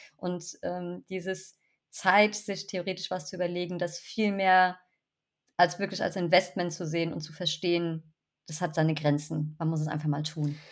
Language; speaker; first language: German; native; German